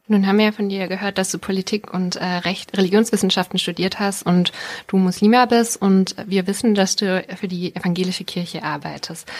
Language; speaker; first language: German; native; German